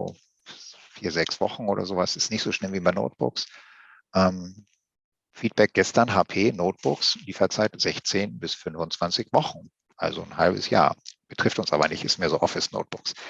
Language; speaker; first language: German; native; German